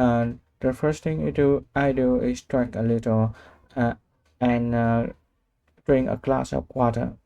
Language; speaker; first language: English; non-native, learner; Vietnamese